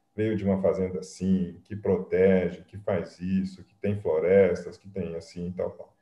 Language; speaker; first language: Portuguese; native; Portuguese